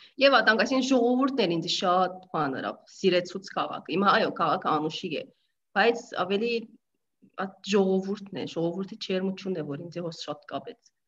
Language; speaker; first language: Armenian; early bilingual, heritage; Armenian